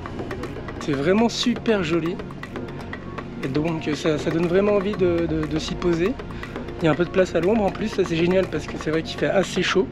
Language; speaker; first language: French; native; French